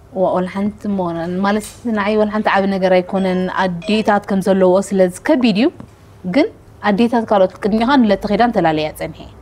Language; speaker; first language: Tigrinya; native; Tigrinya